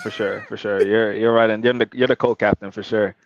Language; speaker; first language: English; native; English